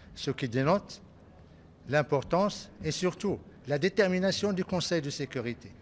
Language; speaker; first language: French; non-native, local second language; Arabic